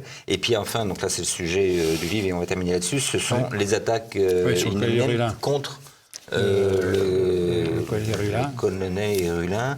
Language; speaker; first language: French; native; French